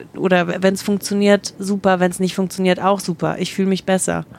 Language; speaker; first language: German; native; German